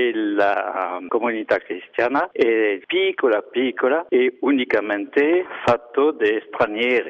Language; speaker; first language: Italian; non-native, learner; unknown